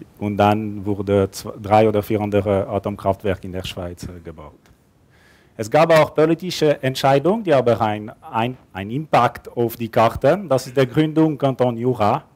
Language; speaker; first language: German; non-native, local second language; French